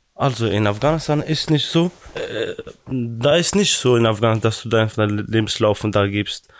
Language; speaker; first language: German; non-native, fluent; Persian